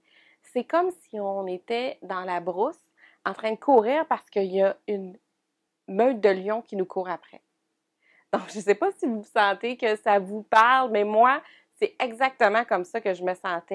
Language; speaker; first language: French; native; French